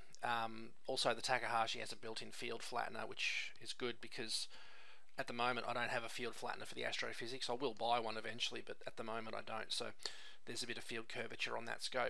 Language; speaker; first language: English; native; English